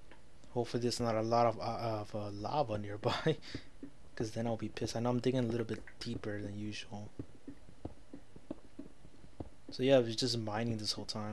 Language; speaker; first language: English; native; English